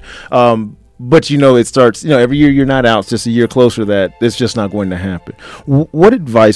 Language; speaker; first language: English; native; English